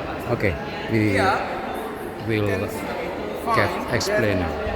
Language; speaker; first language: English; non-native, learner; Indonesian